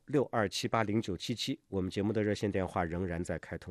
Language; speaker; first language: Chinese; native; Chinese